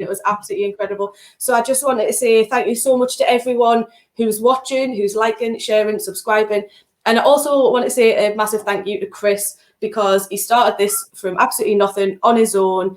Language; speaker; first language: English; native; English